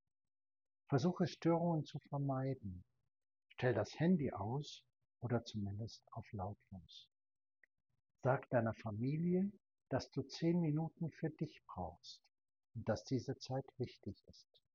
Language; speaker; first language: German; native; German